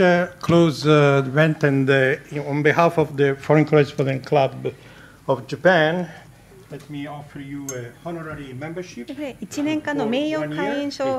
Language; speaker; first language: English; non-native, fluent; Italian